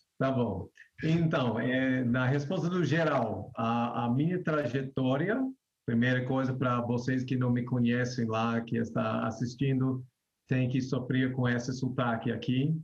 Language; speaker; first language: Portuguese; non-native, fluent; English